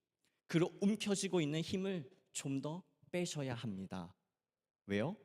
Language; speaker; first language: Korean; native; Korean